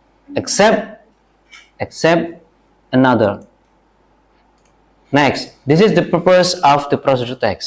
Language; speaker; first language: English; non-native, learner; Indonesian